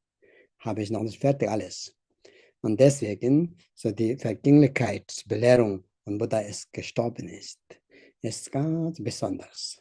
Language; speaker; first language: German; non-native, learner; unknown